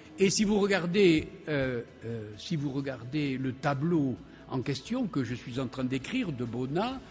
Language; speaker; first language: French; native; French